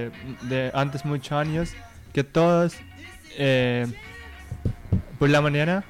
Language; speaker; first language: Spanish; non-native, learner; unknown